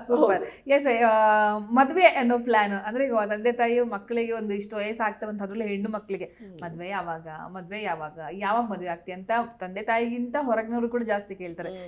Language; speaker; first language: Kannada; native; Kannada